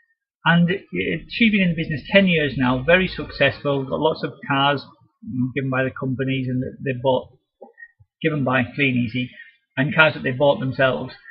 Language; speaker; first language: English; native; English